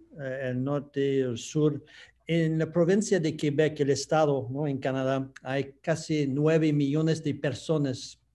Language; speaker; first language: Spanish; non-native, fluent; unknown